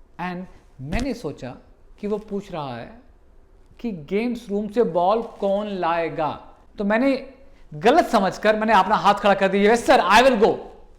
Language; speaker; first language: Hindi; native; Hindi